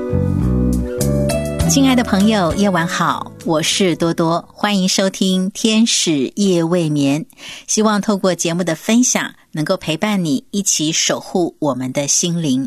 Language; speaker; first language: Chinese; native; Chinese